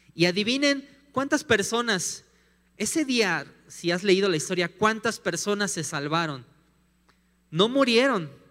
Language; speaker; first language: Spanish; native; Spanish